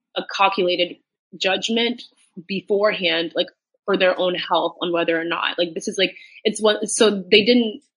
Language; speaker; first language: English; native; English